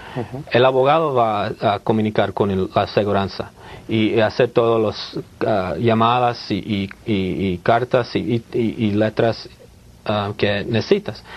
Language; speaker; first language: Spanish; early bilingual, heritage; Spanish